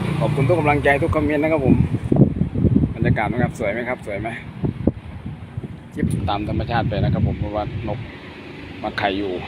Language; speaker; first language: Thai; native; Thai